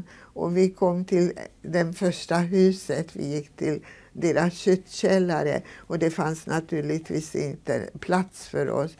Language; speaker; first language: Swedish; non-native, fluent; Hungarian